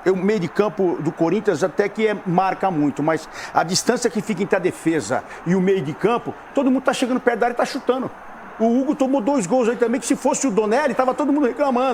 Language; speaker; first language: Portuguese; native; Portuguese